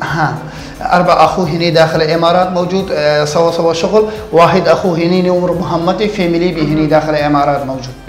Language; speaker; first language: Arabic; non-native, learner; Persian